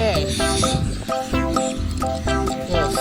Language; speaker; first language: English; non-native, learner; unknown